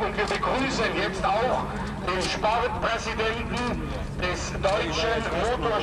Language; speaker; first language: German; native; German